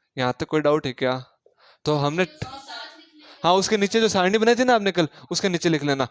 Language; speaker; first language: Hindi; native; Hindi